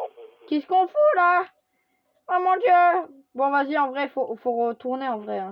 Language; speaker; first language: French; native; French